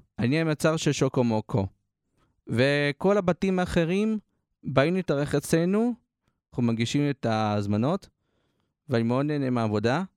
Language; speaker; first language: Hebrew; native; Hebrew